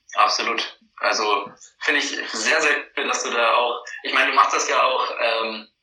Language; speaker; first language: German; native; German